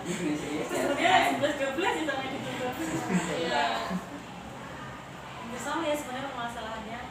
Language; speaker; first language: Indonesian; native; Indonesian